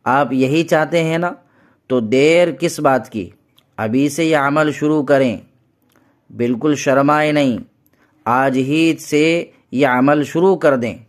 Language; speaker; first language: Urdu; native; Urdu